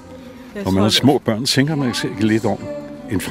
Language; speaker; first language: Danish; native; Danish